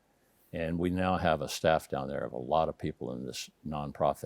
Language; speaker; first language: English; native; English